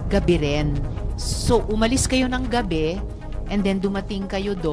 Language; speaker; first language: Filipino; native; Filipino